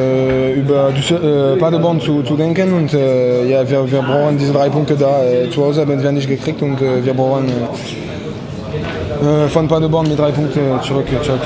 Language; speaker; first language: German; non-native, fluent; French